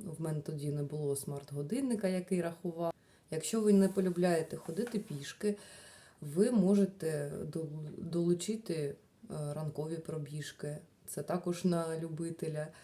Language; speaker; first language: Ukrainian; non-native, local second language; Russian